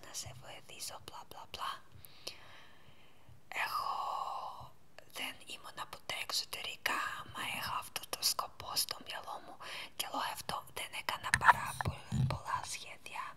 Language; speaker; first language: Greek; non-native, learner; Ukrainian